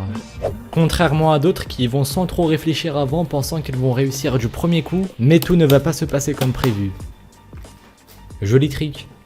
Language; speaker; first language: French; native; French